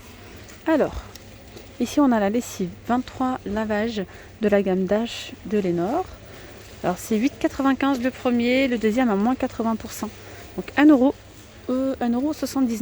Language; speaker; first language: French; native; French